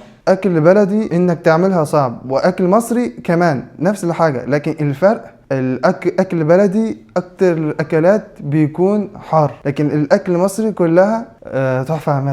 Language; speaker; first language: Arabic; non-native, fluent; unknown